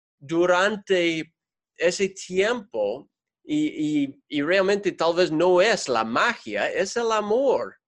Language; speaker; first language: Spanish; non-native, fluent; English